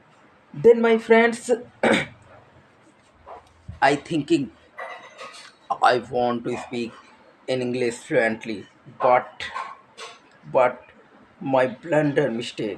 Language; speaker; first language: English; non-native, learner; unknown